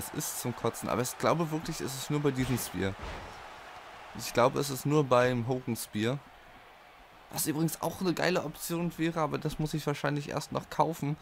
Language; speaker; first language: German; native; German